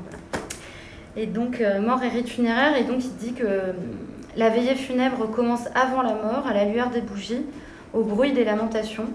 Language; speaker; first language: French; native; French